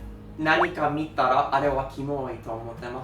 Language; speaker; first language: Japanese; non-native, learner; English